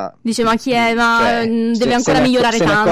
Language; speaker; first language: Italian; native; Italian